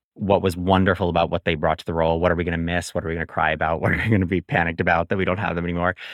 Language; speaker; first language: English; native; English